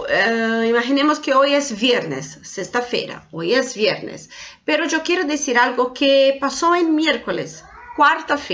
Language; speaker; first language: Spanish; non-native, fluent; Portuguese